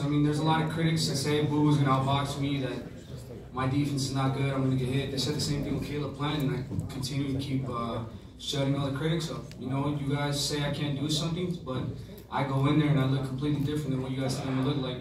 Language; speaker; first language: English; early bilingual, other home language; Spanish